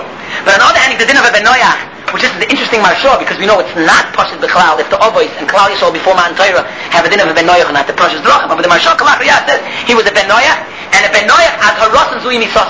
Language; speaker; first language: English; native; English